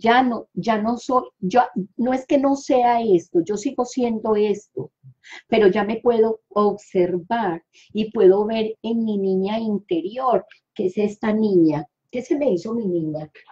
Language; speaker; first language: Spanish; native; Spanish